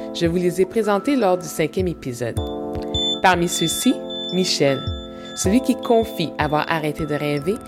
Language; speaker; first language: French; native; French